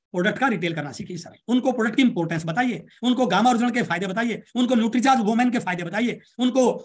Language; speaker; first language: Hindi; native; Hindi